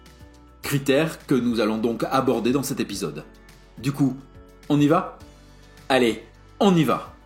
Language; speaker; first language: French; native; French